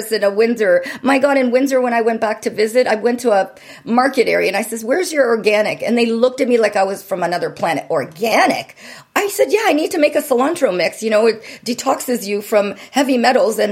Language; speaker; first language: English; native; English